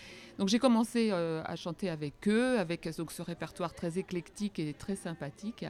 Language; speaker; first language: French; native; French